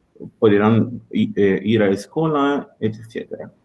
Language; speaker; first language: Spanish; non-native, learner; Portuguese